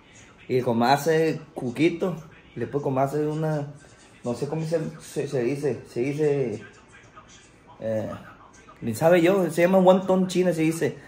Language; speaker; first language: Spanish; non-native, learner; Chinese